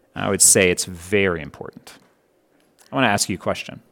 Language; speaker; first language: English; native; English